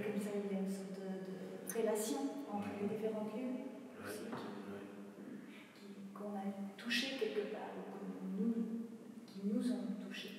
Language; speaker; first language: French; non-native, fluent; Polish